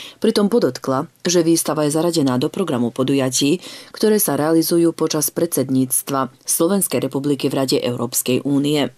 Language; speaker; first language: Slovak; early bilingual, heritage; Slovak